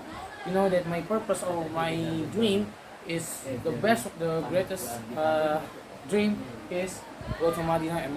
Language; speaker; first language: English; non-native, learner; Indonesian